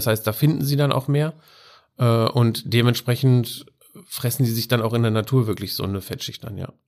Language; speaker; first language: German; native; German